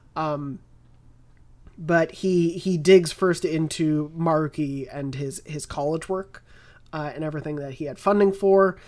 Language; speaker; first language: English; native; English